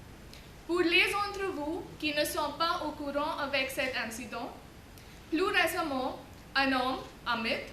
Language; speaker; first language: French; non-native, fluent; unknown